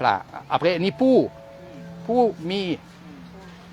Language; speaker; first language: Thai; non-native, learner; French